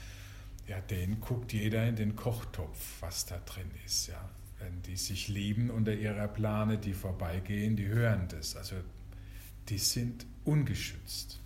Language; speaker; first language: German; native; German